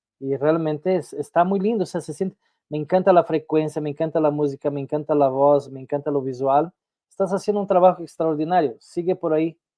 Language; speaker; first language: Spanish; non-native, fluent; Portuguese